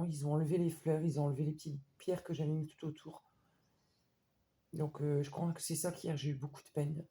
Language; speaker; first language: French; native; French